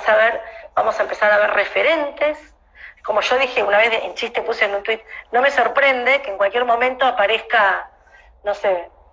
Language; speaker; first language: Spanish; native; Spanish